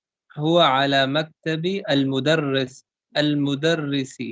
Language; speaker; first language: Arabic; non-native, learner; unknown